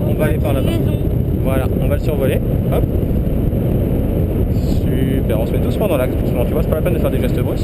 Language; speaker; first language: French; native; French